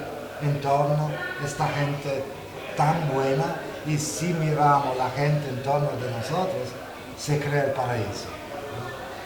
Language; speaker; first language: Spanish; non-native, fluent; Italian